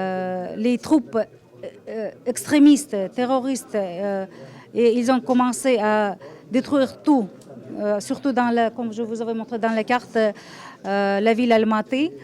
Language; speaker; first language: French; non-native, fluent; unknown